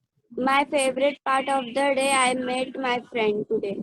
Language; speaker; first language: English; non-native, learner; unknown